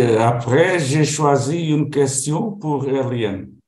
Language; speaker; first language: French; non-native, learner; Portuguese